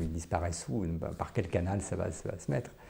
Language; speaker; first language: French; native; French